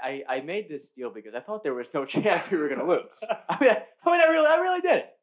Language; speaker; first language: English; native; English